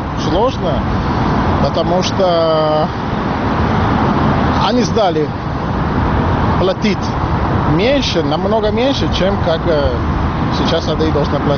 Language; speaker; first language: Russian; non-native, learner; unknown